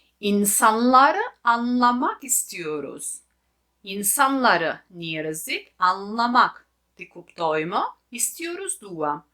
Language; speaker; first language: Turkish; non-native, fluent; Albanian